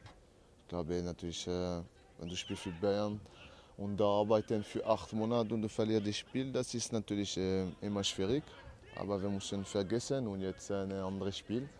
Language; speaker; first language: German; non-native, learner; French